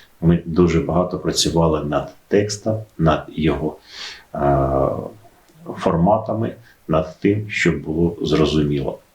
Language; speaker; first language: Ukrainian; native; Ukrainian